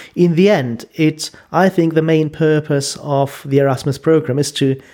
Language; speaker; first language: English; non-native, fluent; German